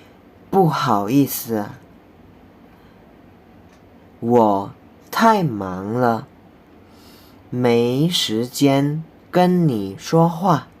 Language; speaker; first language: Chinese; non-native, fluent; Indonesian